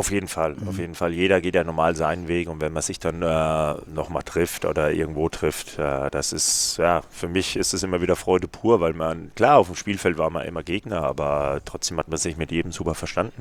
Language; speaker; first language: German; native; German